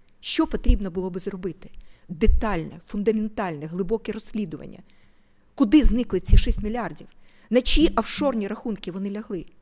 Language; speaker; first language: Ukrainian; non-native, local second language; Russian